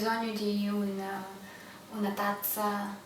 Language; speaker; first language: Italian; non-native, learner; Russian